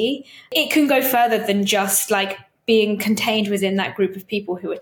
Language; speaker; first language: English; native; English